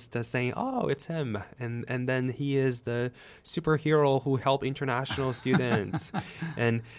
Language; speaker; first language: English; non-native, fluent; Chinese